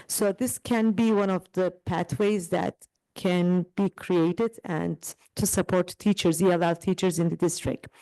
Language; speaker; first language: English; non-native, fluent; Turkish